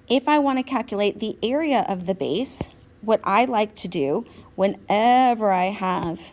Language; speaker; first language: English; native; English